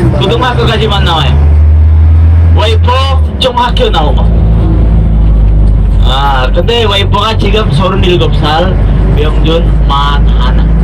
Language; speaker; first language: Korean; non-native, learner; Indonesian